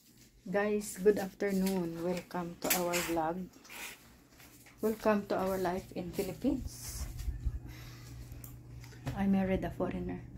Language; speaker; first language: English; non-native, local second language; Hiligaynon